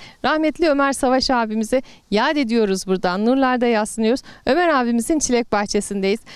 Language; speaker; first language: Turkish; native; Turkish